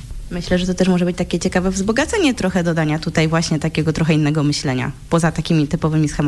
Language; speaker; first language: Polish; native; Polish